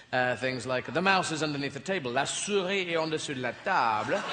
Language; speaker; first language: French; non-native, fluent; English